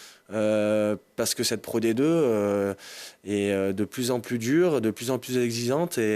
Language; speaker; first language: French; native; French